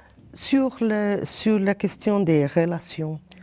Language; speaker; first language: French; non-native, learner; Portuguese